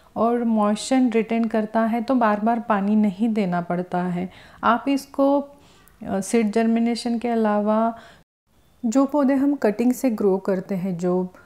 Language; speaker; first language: Hindi; non-native, local second language; Marathi